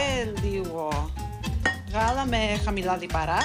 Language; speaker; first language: Greek; early bilingual, heritage; Greek